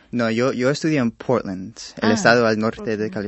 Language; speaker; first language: Spanish; non-native, fluent; English